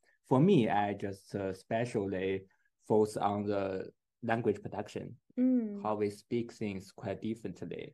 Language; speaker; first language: English; non-native, fluent; Chinese